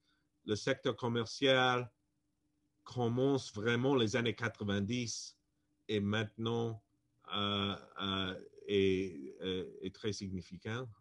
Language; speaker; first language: French; non-native, fluent; English